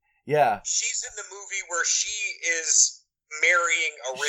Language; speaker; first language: English; native; English